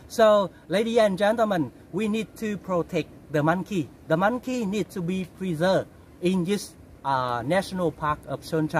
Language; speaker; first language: English; non-native, local second language; Vietnamese